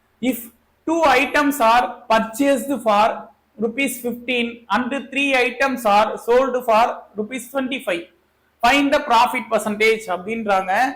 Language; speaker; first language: English; non-native, local second language; Tamil